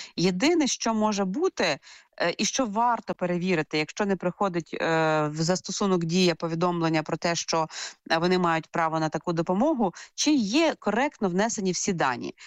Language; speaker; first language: Ukrainian; native; Ukrainian